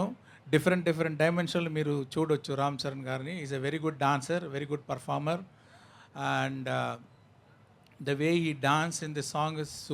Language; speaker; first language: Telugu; non-native, fluent; Tamil